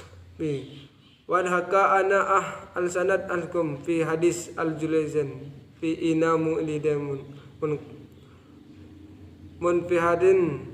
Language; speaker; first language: Arabic; non-native, learner; Indonesian